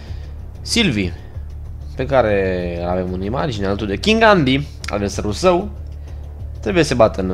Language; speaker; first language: Romanian; native; Romanian